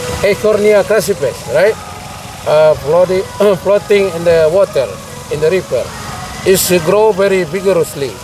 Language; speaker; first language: English; non-native, fluent; Indonesian